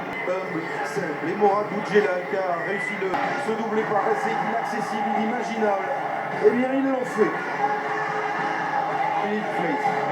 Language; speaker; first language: French; native; French